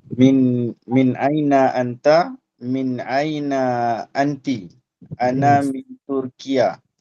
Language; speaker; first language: Arabic; non-native, learner; Malay